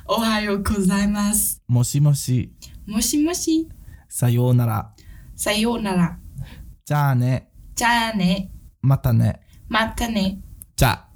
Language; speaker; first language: Japanese; non-native, learner; Vietnamese